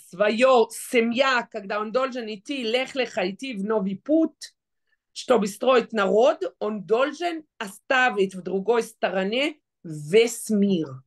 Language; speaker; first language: Russian; non-native, fluent; Hebrew